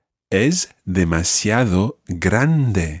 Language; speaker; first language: Spanish; non-native, fluent; English